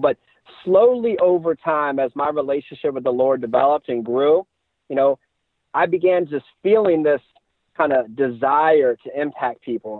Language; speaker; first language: English; native; English